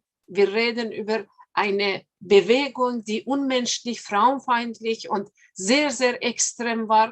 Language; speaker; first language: German; non-native, fluent; Persian